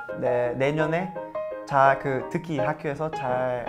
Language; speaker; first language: Korean; non-native, learner; Portuguese